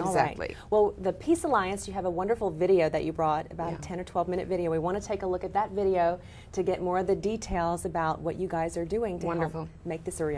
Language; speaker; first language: English; native; English